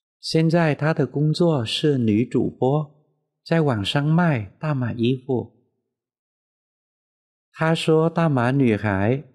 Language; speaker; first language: Chinese; non-native, fluent; Vietnamese